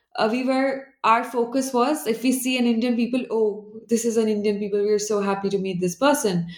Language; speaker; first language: English; non-native, local second language; Hindi